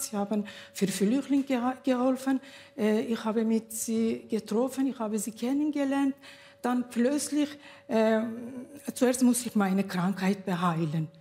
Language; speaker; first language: German; non-native, learner; Kurdish